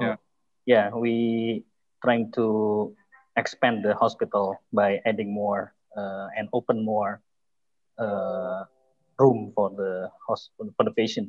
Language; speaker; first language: English; non-native, fluent; Indonesian